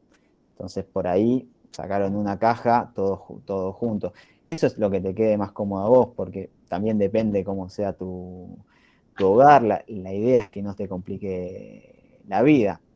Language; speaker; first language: Spanish; native; Spanish